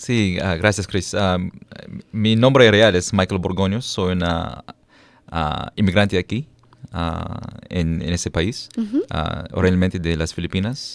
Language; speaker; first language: Spanish; non-native, fluent; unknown